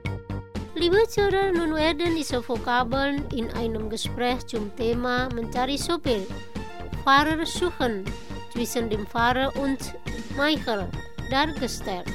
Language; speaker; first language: German; non-native, fluent; Indonesian